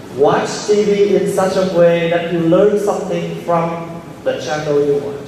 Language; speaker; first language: English; early bilingual, other home language; Vietnamese